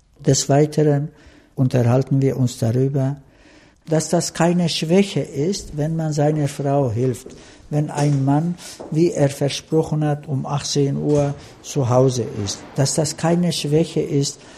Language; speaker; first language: German; non-native, fluent; Turkish